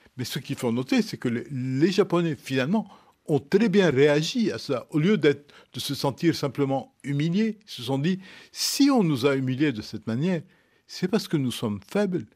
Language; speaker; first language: French; non-native, local second language; Arabic